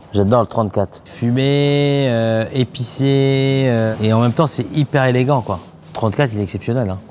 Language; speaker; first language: French; non-native, local second language; Arabic